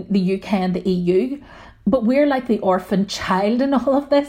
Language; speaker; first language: English; native; English